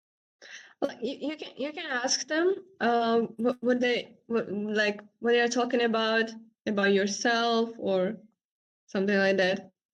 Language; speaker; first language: English; non-native, fluent; Uzbek